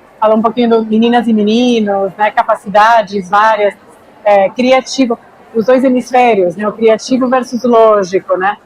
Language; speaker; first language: Portuguese; non-native, fluent; Spanish